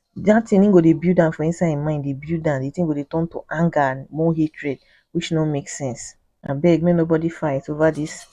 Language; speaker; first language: Nigerian Pidgin; native; Nigerian Pidgin